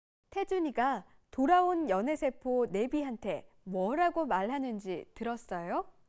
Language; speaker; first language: Korean; native; Korean